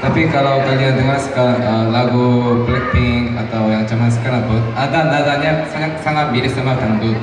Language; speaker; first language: Indonesian; non-native, fluent; Korean